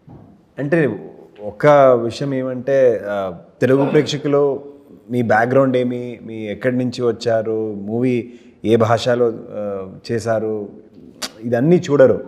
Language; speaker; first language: Telugu; non-native, learner; Kannada